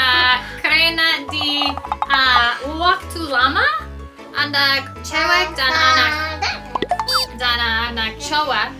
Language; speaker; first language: Indonesian; non-native, learner; English